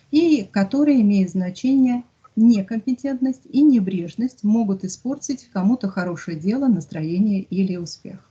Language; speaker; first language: Russian; native; Russian